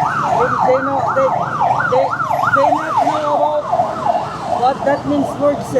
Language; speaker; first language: English; non-native, local second language; Filipino